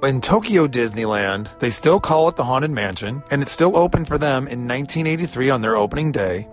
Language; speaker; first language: English; native; English